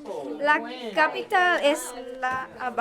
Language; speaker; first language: Spanish; non-native, learner; English